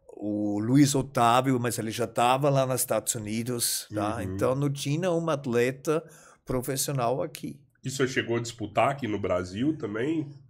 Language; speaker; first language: Portuguese; non-native, fluent; German